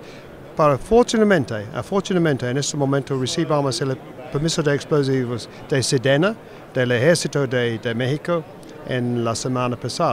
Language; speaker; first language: Spanish; non-native, fluent; English